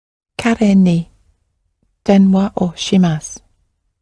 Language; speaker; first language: Japanese; non-native, learner; English